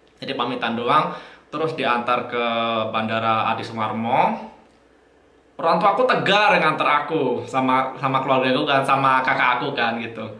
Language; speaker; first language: Indonesian; native; Indonesian